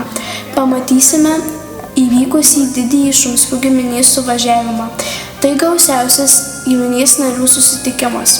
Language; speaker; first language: Lithuanian; native; Lithuanian